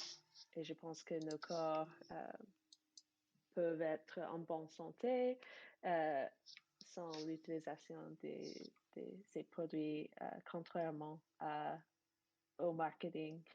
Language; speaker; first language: French; non-native, fluent; English